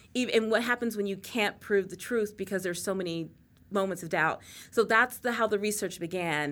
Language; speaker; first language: English; native; English